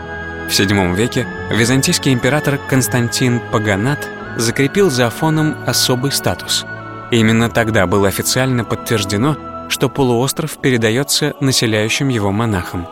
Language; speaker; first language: Russian; native; Russian